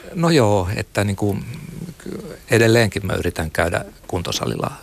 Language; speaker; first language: Finnish; native; Finnish